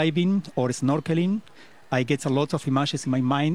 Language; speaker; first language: English; non-native, fluent; Spanish